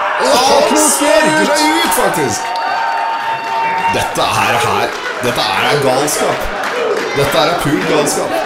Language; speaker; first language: Norwegian; native; Norwegian